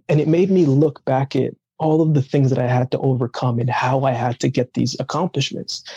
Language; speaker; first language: English; early bilingual, other home language; Jamaican Creole English